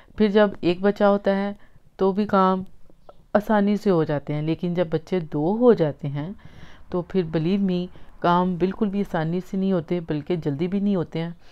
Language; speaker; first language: Urdu; native; Urdu